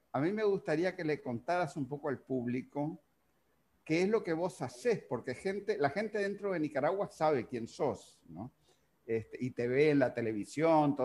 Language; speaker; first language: Spanish; native; Spanish